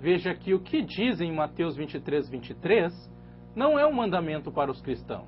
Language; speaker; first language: Portuguese; native; Portuguese